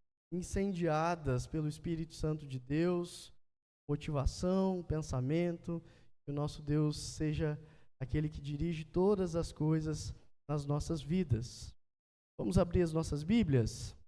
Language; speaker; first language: Portuguese; native; Portuguese